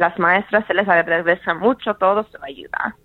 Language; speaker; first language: Spanish; early bilingual, heritage; Spanish